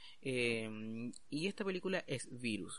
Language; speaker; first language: Spanish; native; Spanish